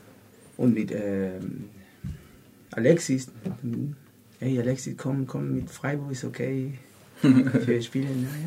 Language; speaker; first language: German; non-native, learner; Spanish